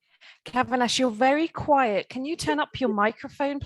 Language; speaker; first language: English; native; English